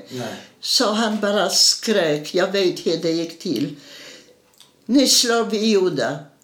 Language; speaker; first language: Swedish; non-native, fluent; Polish